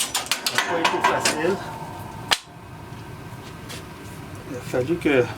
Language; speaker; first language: French; native; French